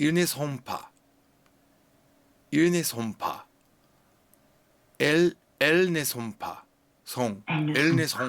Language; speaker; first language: French; non-native, learner; English